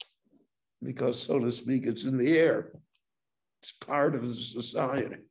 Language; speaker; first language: English; native; English